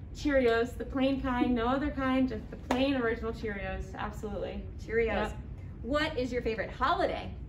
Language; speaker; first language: English; native; English